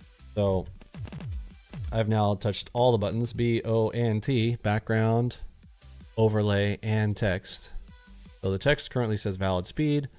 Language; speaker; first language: English; native; English